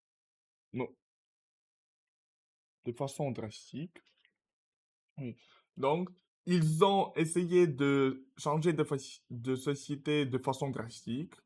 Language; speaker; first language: French; non-native, learner; Russian